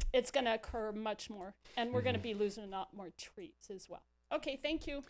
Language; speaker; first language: English; native; English